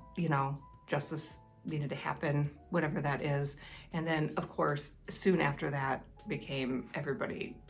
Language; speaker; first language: English; native; English